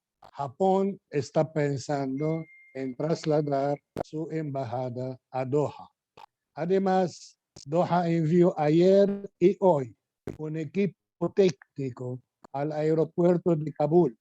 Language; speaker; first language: Spanish; non-native, fluent; Arabic